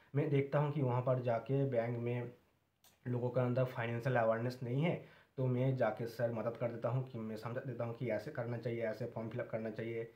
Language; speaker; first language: Hindi; non-native, local second language; Bangla